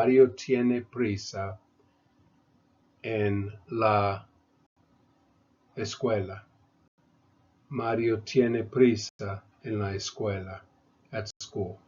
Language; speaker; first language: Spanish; non-native, fluent; English